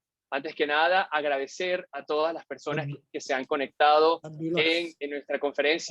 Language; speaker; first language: Spanish; native; Spanish